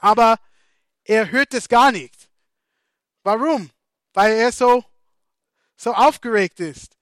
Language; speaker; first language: German; non-native, fluent; English